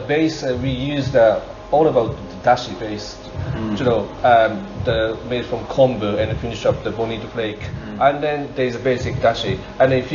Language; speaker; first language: English; non-native, learner; Japanese